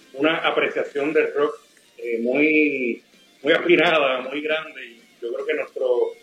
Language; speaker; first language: Spanish; native; Spanish